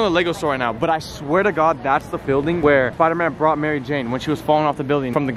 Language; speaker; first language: English; native; English